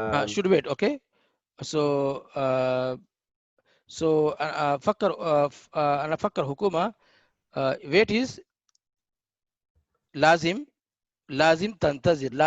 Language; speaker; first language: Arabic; non-native, fluent; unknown